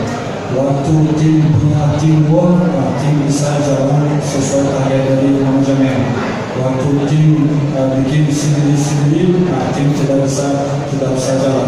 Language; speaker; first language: Indonesian; non-native, fluent; Portuguese